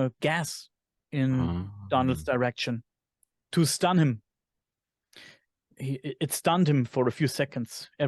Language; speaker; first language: English; non-native, fluent; German